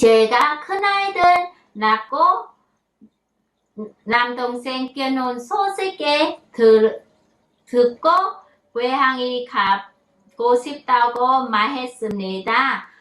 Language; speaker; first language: Korean; non-native, learner; Vietnamese